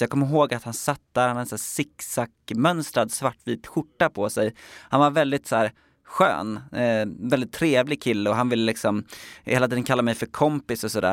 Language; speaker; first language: Swedish; native; Swedish